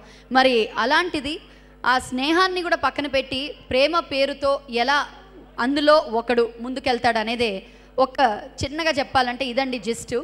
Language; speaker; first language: Telugu; native; Telugu